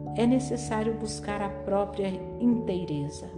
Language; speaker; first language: Portuguese; non-native, fluent; French